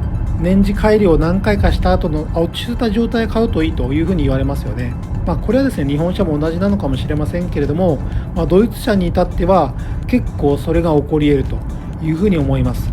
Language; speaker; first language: Japanese; native; Japanese